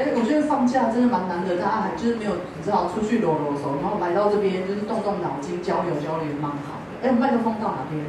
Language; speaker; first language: Chinese; native; Chinese